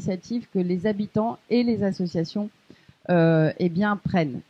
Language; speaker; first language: French; native; French